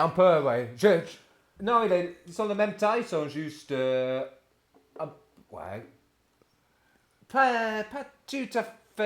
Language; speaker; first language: French; non-native, fluent; English